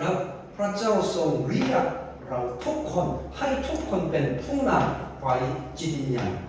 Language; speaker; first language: Thai; non-native, fluent; Korean